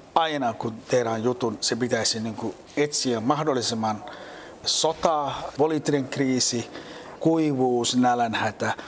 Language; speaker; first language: Finnish; non-native, fluent; Somali